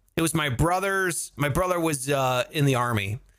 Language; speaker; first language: English; native; English